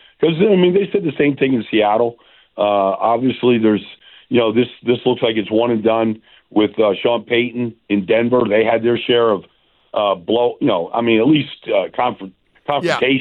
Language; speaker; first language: English; native; English